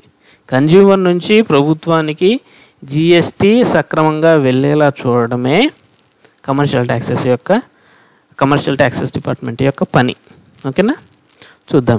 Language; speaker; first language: Telugu; native; Telugu